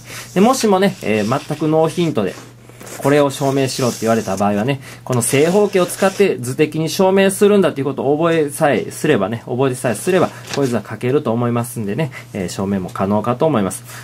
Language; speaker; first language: Japanese; native; Japanese